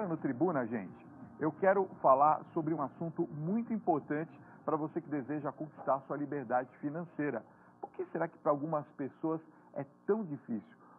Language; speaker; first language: Portuguese; native; Portuguese